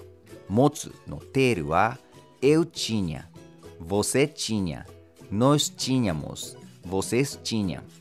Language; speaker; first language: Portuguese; non-native, fluent; Japanese